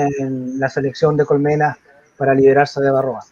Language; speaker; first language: Spanish; native; Spanish